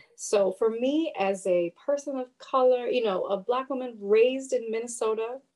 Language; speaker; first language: English; early bilingual, other home language; Yoruba